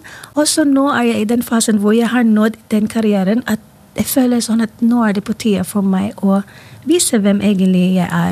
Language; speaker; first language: Norwegian; non-native, fluent; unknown